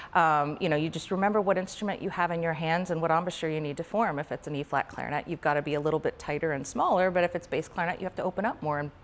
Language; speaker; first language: English; native; English